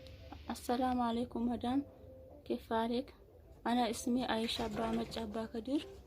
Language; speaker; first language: Arabic; non-native, learner; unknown